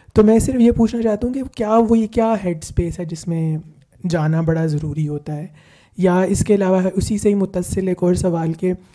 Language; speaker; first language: Urdu; native; Urdu